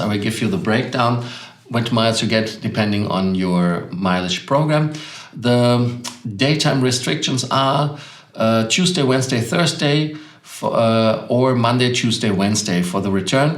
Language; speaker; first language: English; non-native, fluent; German